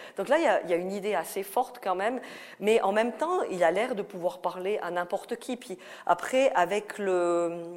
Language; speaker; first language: French; native; French